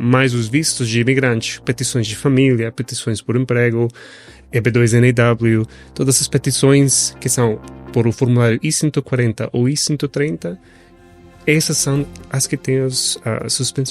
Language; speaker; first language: Portuguese; non-native, fluent; Spanish